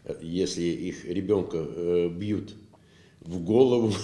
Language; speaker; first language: Russian; native; Russian